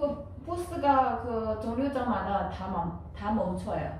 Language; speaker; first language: Korean; non-native, fluent; Chinese